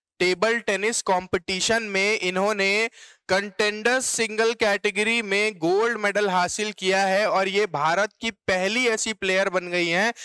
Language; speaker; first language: Hindi; native; Hindi